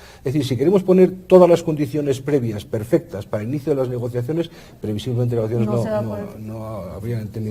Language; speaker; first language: Spanish; native; Spanish